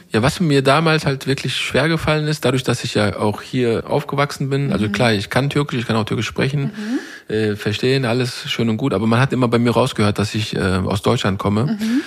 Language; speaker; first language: German; native; German